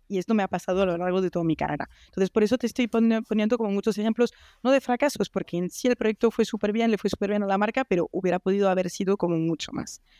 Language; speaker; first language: Spanish; non-native, fluent; French